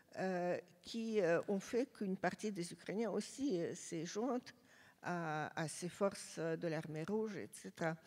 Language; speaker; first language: French; non-native, fluent; Russian